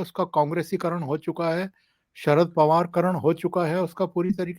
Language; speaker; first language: Hindi; native; Hindi